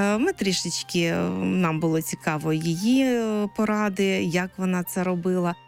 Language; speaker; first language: Ukrainian; native; Ukrainian